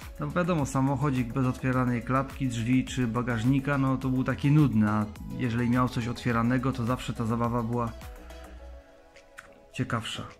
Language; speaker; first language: Polish; native; Polish